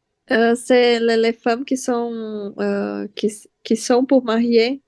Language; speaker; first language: French; non-native, learner; Portuguese